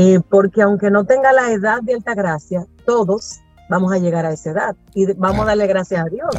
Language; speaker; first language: Spanish; native; Spanish